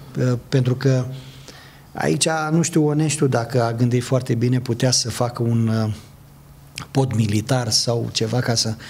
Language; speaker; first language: Romanian; native; Romanian